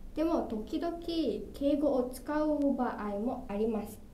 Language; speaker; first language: Japanese; non-native, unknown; Malay